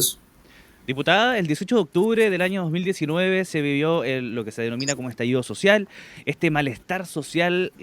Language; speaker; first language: Spanish; native; Spanish